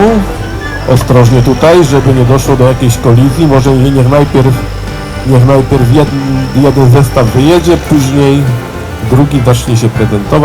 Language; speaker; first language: Polish; native; Polish